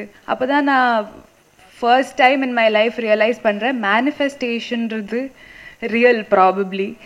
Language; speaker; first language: Tamil; non-native, fluent; Malayalam